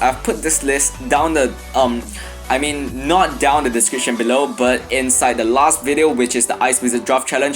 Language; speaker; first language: English; non-native, fluent; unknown